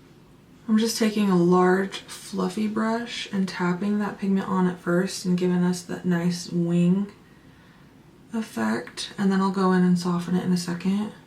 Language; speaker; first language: English; native; English